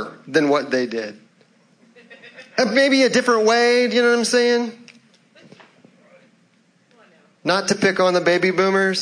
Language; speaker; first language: English; native; English